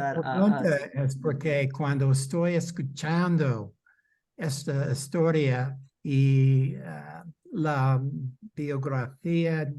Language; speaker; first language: Spanish; non-native, fluent; English